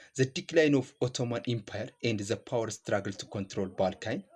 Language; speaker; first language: English; non-native, local second language; Amharic